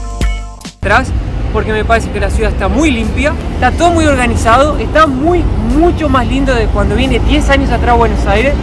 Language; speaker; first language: Spanish; native; Spanish